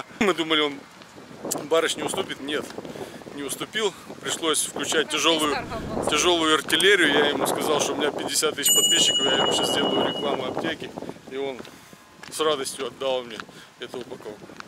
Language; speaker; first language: Russian; native; Russian